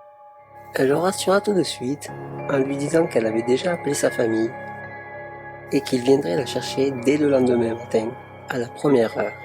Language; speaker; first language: French; native; French